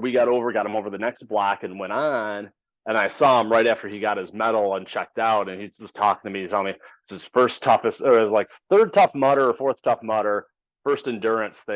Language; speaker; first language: English; native; English